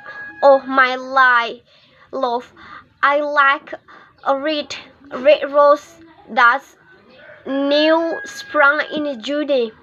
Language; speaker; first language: English; non-native, learner; Indonesian